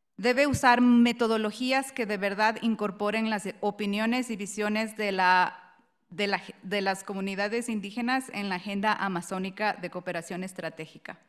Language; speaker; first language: Spanish; native; Spanish